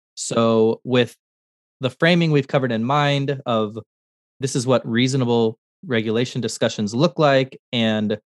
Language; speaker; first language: English; native; English